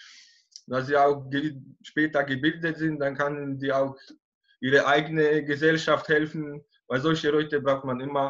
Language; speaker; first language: German; non-native, fluent; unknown